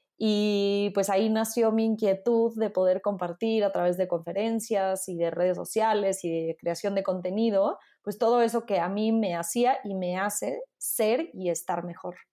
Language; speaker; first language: Spanish; native; Spanish